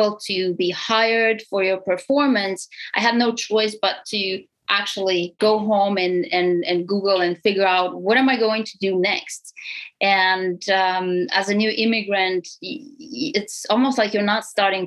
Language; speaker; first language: English; non-native, fluent; Romanian